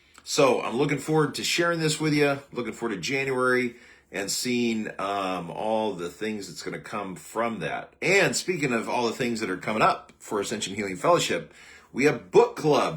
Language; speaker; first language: English; native; English